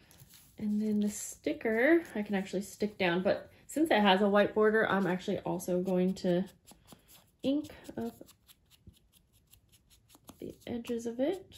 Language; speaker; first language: English; native; English